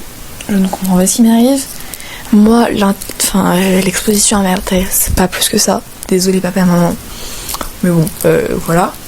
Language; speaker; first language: French; native; French